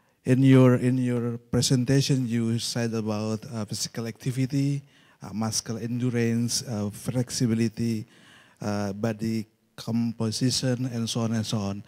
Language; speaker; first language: English; non-native, local second language; Indonesian